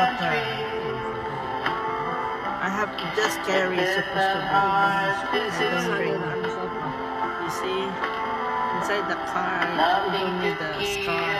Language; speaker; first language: English; non-native, learner; Filipino